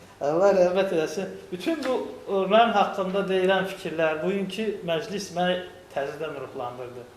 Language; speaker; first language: Azerbaijani; non-native, local second language; Lezghian